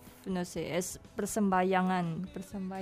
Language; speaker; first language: Catalan; non-native, learner; Indonesian